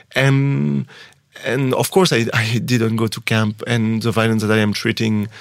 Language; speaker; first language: English; non-native, fluent; French